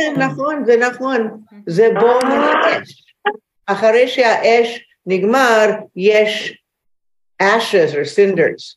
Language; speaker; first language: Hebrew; non-native, learner; English